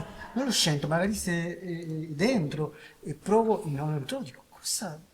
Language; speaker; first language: Italian; non-native, learner; Spanish